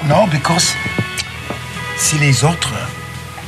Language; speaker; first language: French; non-native, learner; English